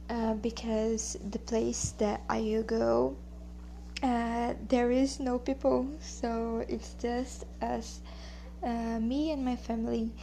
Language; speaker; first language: English; non-native, learner; Portuguese